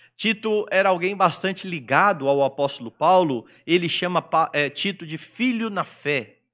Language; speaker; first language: Portuguese; native; Portuguese